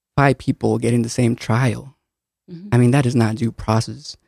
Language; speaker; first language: English; early bilingual, other home language; Spanish